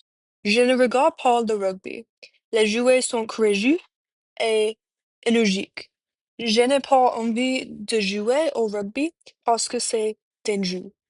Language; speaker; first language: French; non-native, learner; English